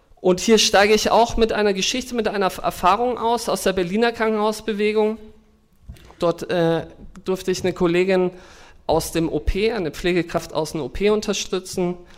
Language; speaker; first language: German; native; German